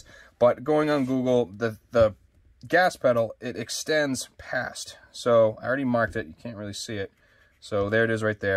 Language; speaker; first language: English; native; English